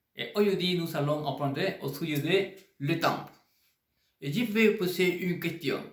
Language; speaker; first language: French; non-native, learner; Spanish